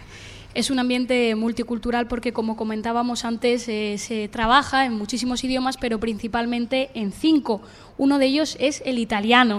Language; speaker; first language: Spanish; native; Spanish